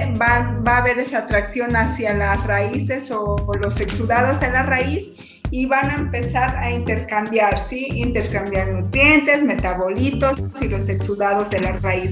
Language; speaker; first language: Spanish; native; Spanish